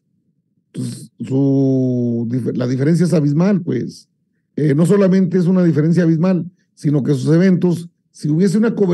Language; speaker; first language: Spanish; native; Spanish